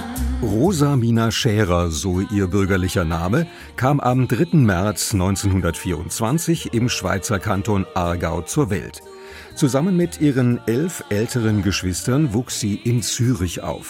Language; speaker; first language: German; native; German